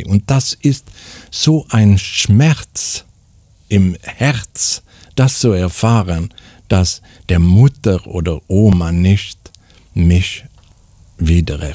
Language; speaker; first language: German; non-native, learner; Swedish